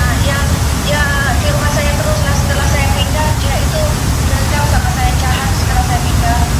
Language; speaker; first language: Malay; non-native, local second language; Javanese